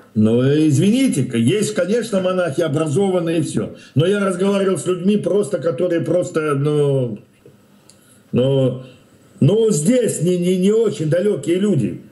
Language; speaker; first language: Russian; native; Russian